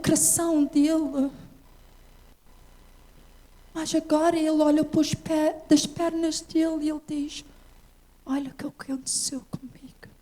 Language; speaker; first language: Portuguese; early bilingual, heritage; English